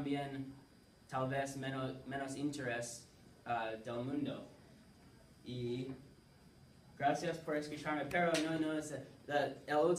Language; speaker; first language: Spanish; non-native, learner; English